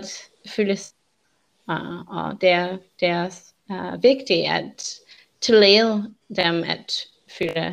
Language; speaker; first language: Danish; non-native, learner; English